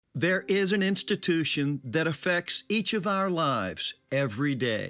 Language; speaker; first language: English; native; English